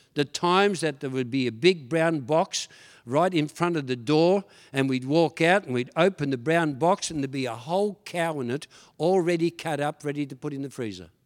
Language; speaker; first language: English; early bilingual, other home language; Dutch